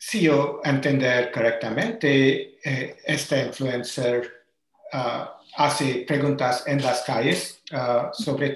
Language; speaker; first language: Spanish; non-native, learner; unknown